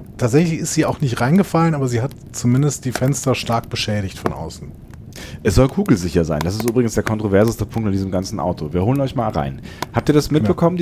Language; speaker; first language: German; native; German